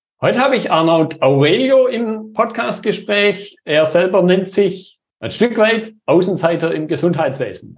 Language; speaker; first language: German; native; German